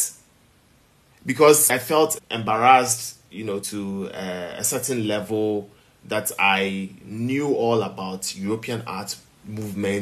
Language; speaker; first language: English; non-native, local second language; Ewe